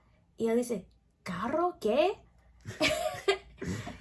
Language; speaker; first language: Spanish; non-native, learner; English